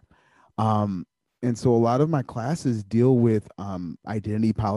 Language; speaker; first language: English; native; English